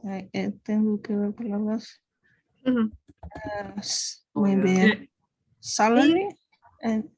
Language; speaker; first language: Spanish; non-native, learner; Russian